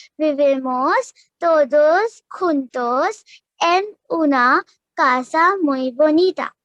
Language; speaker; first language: Spanish; non-native, learner; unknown